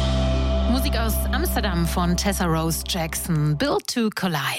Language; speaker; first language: German; native; German